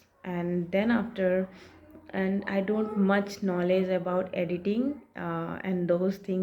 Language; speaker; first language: English; non-native, learner; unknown